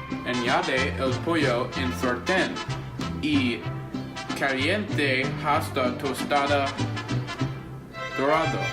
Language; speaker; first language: Spanish; non-native, learner; English